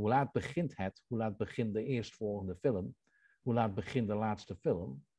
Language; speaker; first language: Dutch; non-native, learner; Indonesian